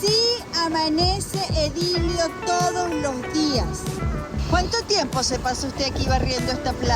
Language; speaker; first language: Spanish; native; Spanish